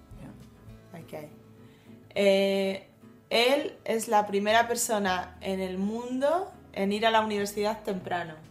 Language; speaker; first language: Spanish; non-native, fluent; English